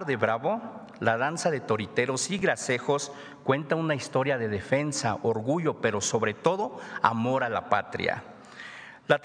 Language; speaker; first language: Spanish; non-native, local second language; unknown